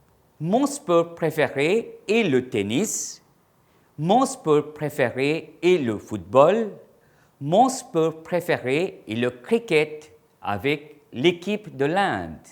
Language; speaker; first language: French; non-native, fluent; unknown